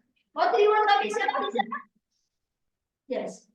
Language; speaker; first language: English; non-native, learner; Indonesian